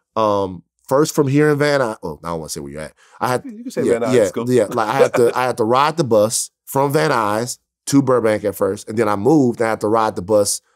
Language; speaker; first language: English; native; English